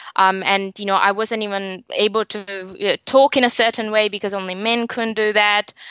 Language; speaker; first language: English; non-native, local second language; Sinhala